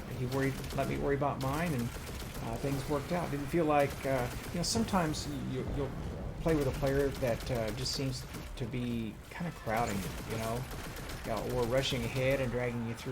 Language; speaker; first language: English; native; English